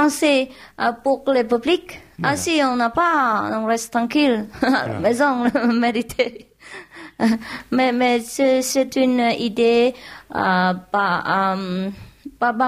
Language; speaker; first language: French; non-native, learner; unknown